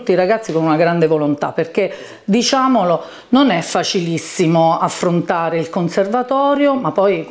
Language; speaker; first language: Italian; native; Italian